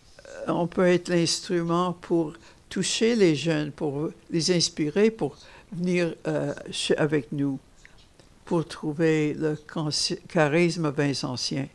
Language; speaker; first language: French; non-native, fluent; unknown